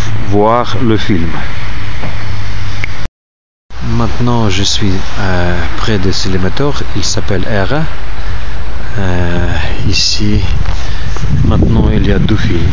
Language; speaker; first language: French; non-native, learner; Ukrainian